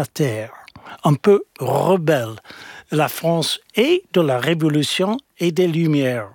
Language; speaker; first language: French; non-native, fluent; English